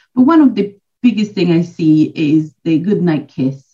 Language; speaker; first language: English; non-native, fluent; Italian